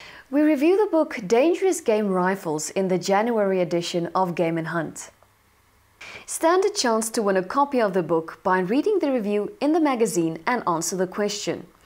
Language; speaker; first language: English; non-native, local second language; Afrikaans